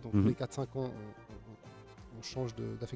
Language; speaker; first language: French; native; French